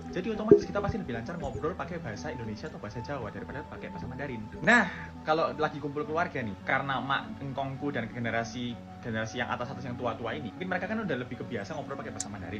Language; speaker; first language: Indonesian; native; Indonesian